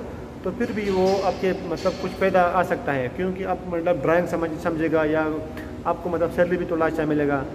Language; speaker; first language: Hindi; non-native, local second language; Pashto